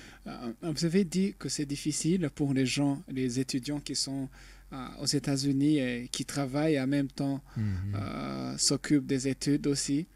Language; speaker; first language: French; non-native, local second language; Rundi